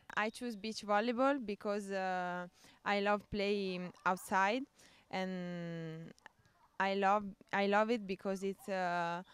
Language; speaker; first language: English; non-native, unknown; Italian